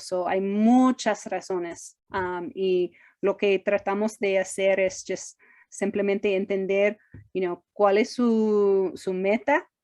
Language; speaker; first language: Spanish; non-native, fluent; English